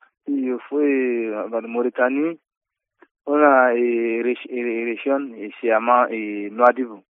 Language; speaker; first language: Spanish; non-native, learner; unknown